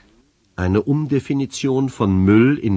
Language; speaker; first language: German; native; German